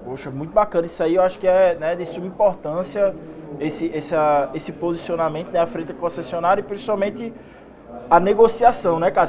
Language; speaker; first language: Portuguese; native; Portuguese